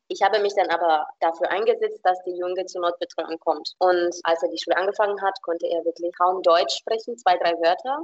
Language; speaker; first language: German; non-native, fluent; Romanian